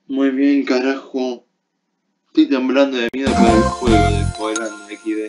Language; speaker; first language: Spanish; native; Spanish